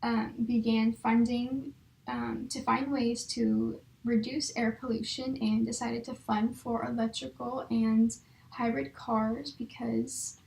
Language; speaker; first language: English; native; English